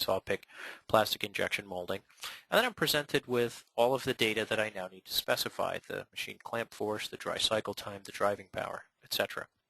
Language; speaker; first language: English; native; English